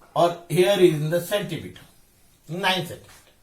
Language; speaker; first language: English; non-native, local second language; Punjabi